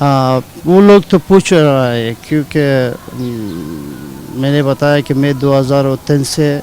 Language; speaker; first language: Hindi; non-native, learner; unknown